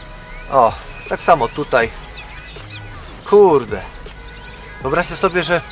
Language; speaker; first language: Polish; native; Polish